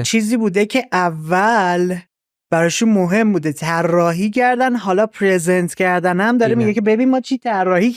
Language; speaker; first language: Persian; native; Persian